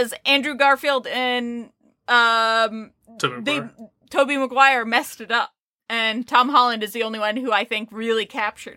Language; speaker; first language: English; native; English